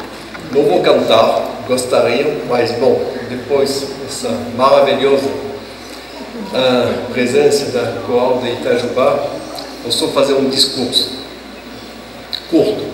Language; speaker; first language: Portuguese; non-native, fluent; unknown